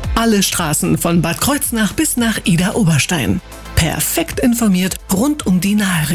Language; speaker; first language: German; native; German